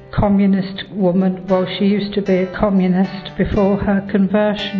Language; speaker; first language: English; native; English